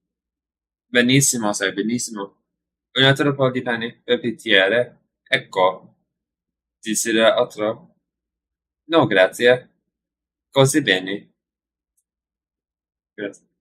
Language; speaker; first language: Italian; non-native, learner; English